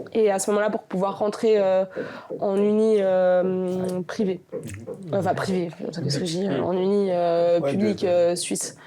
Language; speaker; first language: French; native; French